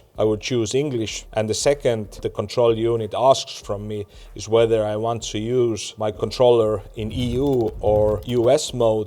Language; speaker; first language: English; non-native, fluent; Estonian